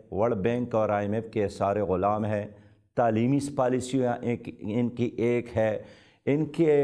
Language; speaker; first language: Urdu; non-native, local second language; Pashto